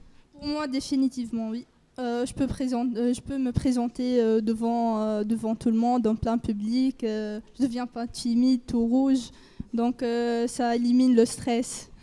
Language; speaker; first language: French; non-native, learner; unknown